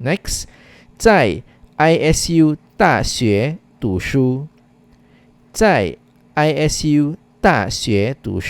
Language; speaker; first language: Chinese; non-native, fluent; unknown